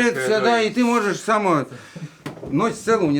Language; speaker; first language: Russian; native; Russian